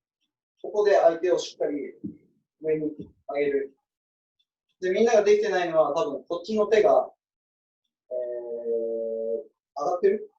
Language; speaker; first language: Japanese; native; Japanese